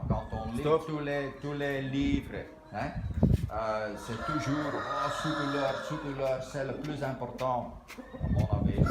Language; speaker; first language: French; non-native, local second language; Dutch